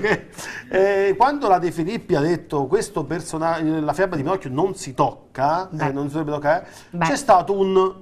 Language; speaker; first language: Italian; native; Italian